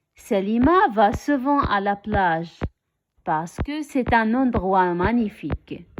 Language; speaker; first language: French; non-native, local second language; Arabic